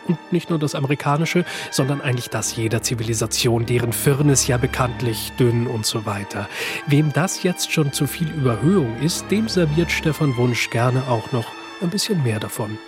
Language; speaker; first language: German; native; German